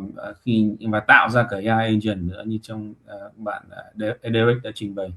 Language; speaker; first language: Vietnamese; native; Vietnamese